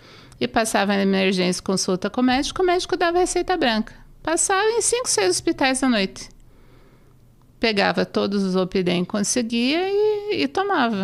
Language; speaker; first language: Portuguese; native; Portuguese